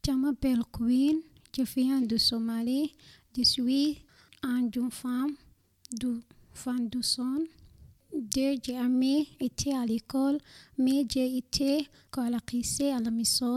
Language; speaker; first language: French; non-native, learner; Somali